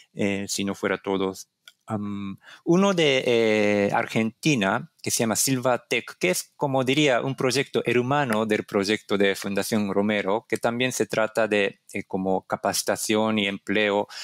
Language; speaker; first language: Spanish; non-native, fluent; Japanese